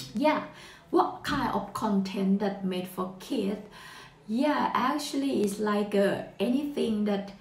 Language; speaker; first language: English; non-native, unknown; Thai